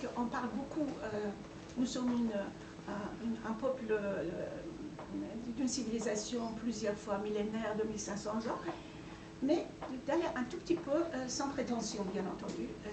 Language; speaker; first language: French; non-native, fluent; Persian